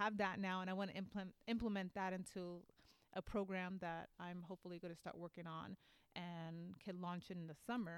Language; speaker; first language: English; native; English